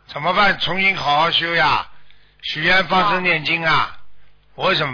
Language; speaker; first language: Chinese; native; Chinese